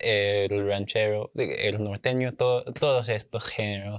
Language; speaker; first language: Spanish; non-native, fluent; English